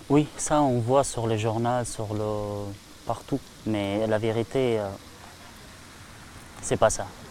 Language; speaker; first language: French; non-native, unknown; Persian